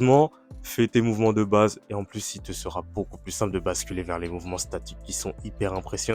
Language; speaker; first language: French; native; French